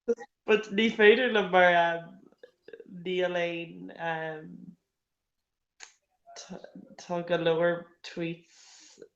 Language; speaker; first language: Irish; non-native, local second language; English